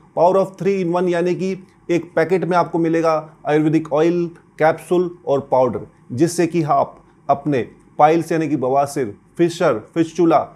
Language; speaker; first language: Hindi; native; Hindi